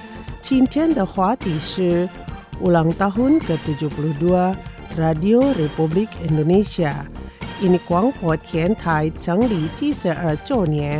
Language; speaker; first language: Chinese; non-native, fluent; Indonesian